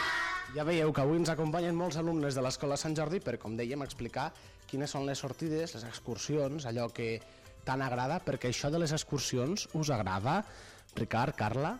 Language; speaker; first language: Catalan; native; Catalan